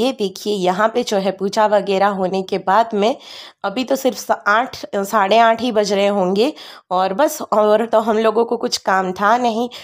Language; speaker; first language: Hindi; non-native, local second language; Gujarati